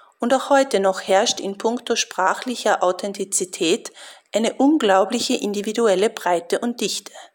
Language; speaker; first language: German; native; German